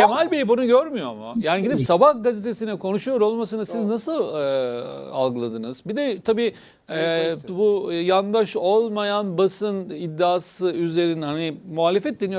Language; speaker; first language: Turkish; native; Turkish